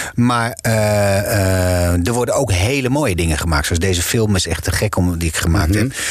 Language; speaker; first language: Dutch; non-native, local second language; Low German